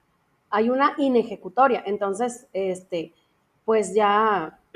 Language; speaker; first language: Spanish; native; Spanish